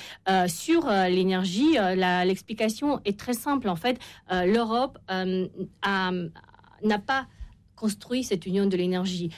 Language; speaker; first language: French; non-native, fluent; Romanian